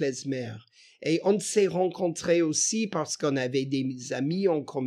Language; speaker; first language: French; non-native, fluent; English